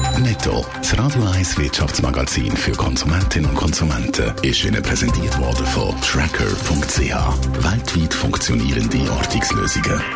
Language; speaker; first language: German; native; German